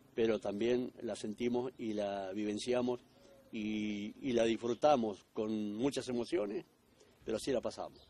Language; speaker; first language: Spanish; native; Spanish